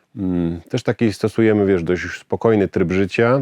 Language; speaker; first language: Polish; native; Polish